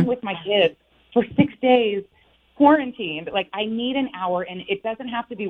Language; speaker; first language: English; native; English